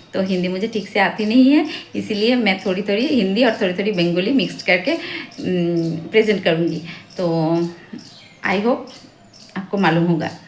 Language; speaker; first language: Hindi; non-native, local second language; Bangla